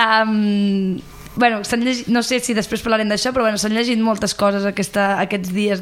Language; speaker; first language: Catalan; native; Catalan